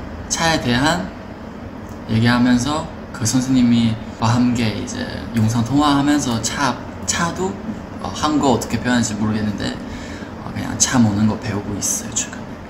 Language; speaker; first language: Korean; non-native, fluent; Chinese